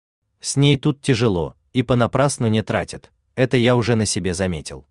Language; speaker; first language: Russian; native; Russian